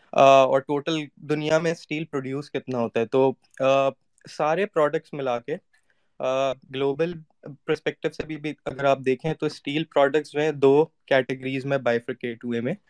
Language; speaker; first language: Urdu; native; Urdu